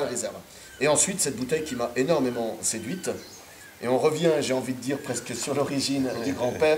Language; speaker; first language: French; native; French